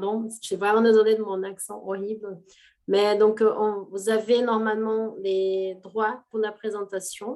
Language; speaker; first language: French; non-native, fluent; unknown